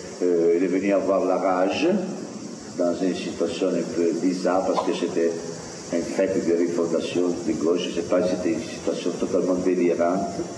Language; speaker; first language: French; non-native, fluent; Italian